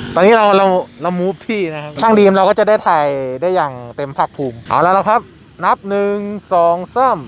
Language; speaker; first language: Thai; native; Thai